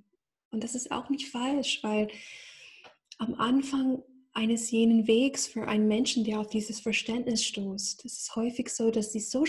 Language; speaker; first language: German; non-native, fluent; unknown